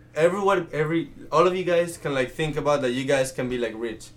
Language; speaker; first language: English; early bilingual, other home language; Italian